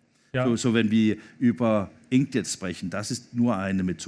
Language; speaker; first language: German; non-native, learner; Danish